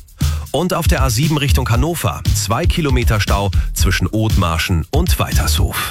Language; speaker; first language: German; native; German